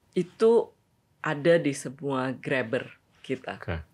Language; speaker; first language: Indonesian; native; Indonesian